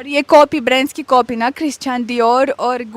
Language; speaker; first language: Hindi; non-native, learner; Russian